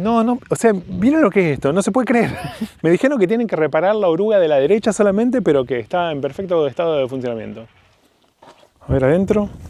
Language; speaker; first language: Spanish; native; Spanish